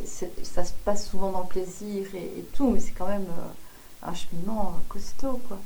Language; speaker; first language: French; native; French